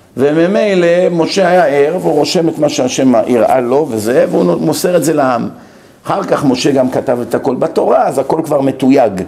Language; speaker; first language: Hebrew; native; Hebrew